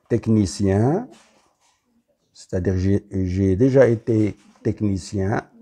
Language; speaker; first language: French; non-native, local second language; Arabic